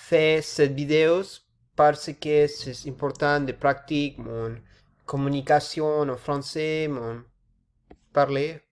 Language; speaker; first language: French; non-native, learner; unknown